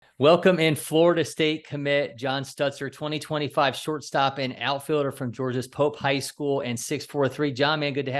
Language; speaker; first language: English; native; English